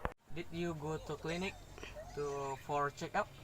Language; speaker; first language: English; non-native, learner; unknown